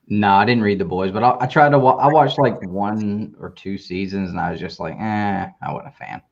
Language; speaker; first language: English; native; English